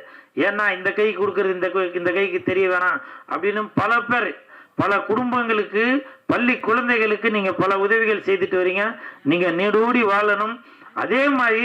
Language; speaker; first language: Tamil; native; Tamil